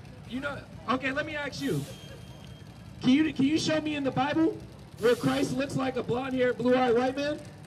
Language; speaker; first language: English; native; English